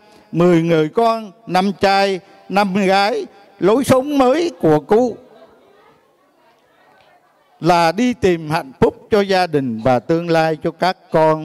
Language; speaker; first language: Vietnamese; native; Vietnamese